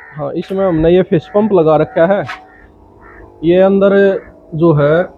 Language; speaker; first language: Hindi; native; Hindi